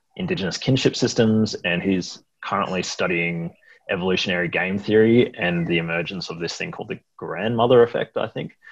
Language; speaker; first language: English; native; English